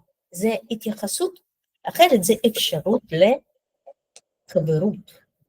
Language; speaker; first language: Hebrew; non-native, fluent; Russian